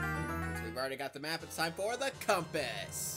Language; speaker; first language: English; native; English